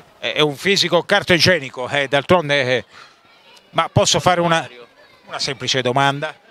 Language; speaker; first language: Italian; native; Italian